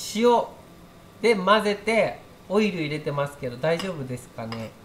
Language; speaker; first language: Japanese; native; Japanese